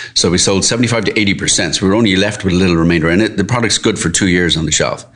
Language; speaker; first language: English; native; English